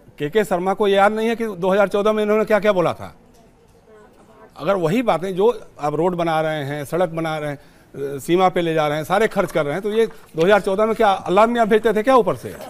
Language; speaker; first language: Hindi; native; Hindi